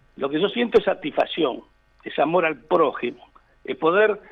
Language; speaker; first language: Spanish; native; Spanish